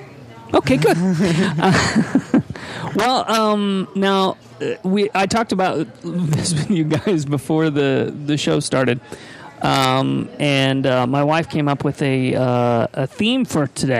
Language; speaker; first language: English; native; English